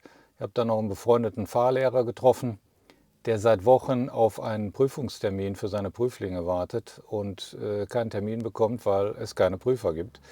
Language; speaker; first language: German; native; German